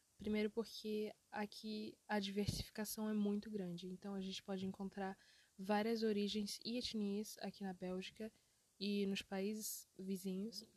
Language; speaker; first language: Portuguese; early bilingual, other home language; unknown